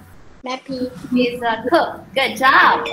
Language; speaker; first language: English; non-native, fluent; Chinese